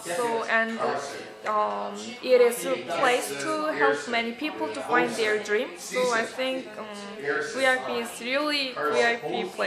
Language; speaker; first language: English; non-native, learner; Korean